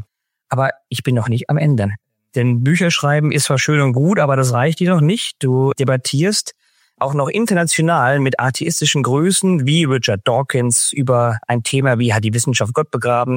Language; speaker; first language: German; native; German